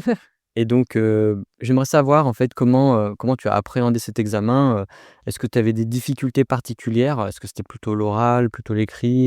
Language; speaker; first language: French; native; French